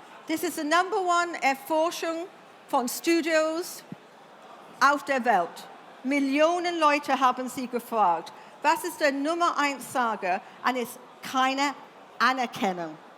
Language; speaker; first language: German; non-native, learner; English